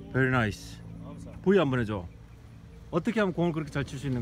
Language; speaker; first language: Korean; native; Korean